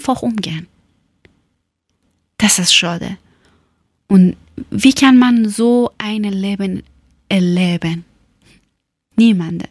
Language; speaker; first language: German; non-native, learner; Persian